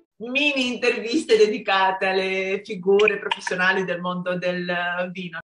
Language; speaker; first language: Italian; non-native, fluent; Romanian